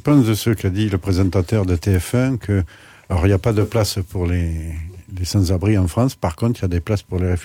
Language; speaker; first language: French; native; French